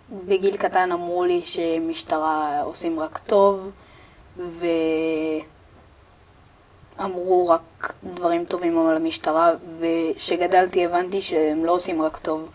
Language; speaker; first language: Hebrew; early bilingual, other home language; Amharic